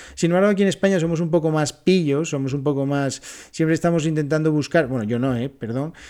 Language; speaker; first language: Spanish; native; Spanish